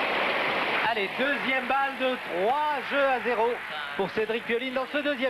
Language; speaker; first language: French; native; French